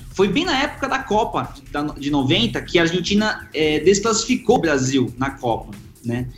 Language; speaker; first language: Portuguese; early bilingual, other home language; Spanish